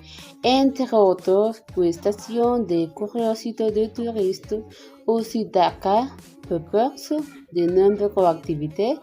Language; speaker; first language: French; non-native, learner; Spanish